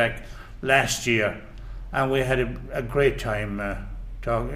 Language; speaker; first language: English; native; English